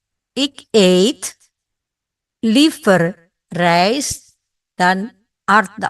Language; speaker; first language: Dutch; non-native, fluent; Indonesian